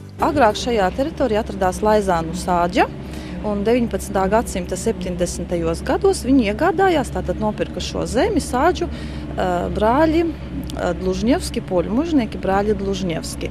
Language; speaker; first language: Latvian; native; Latvian